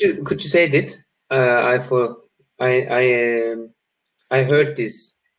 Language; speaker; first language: English; non-native, learner; Turkish